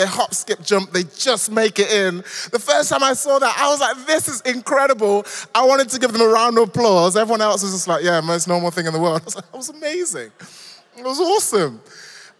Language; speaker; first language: English; native; English